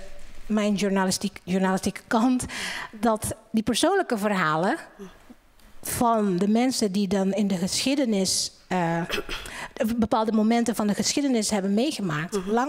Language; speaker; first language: Dutch; non-native, fluent; Indonesian